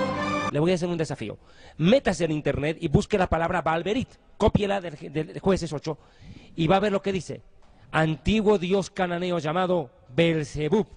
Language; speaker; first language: Spanish; native; Spanish